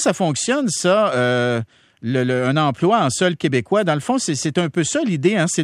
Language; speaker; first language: French; native; French